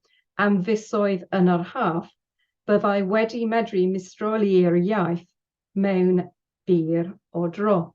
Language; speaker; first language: Welsh; non-native, learner; English